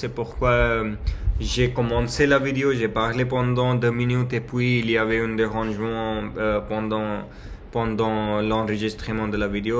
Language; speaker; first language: French; non-native, learner; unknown